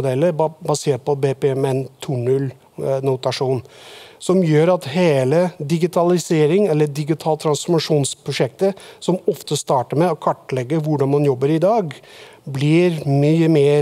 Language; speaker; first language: Norwegian; non-native, fluent; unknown